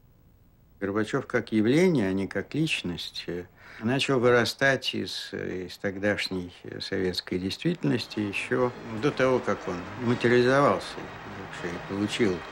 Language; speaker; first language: Russian; native; Russian